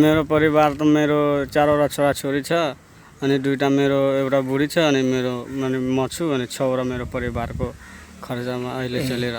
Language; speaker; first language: Nepali; non-native, local second language; Bhojpuri